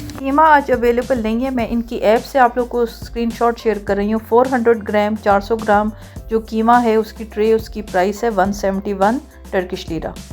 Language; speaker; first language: Urdu; native; Urdu